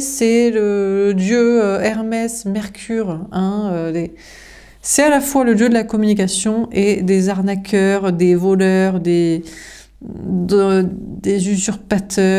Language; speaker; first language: French; native; French